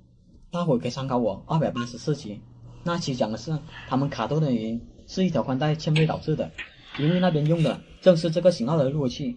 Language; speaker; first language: Chinese; native; Chinese